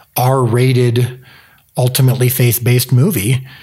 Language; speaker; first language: English; native; English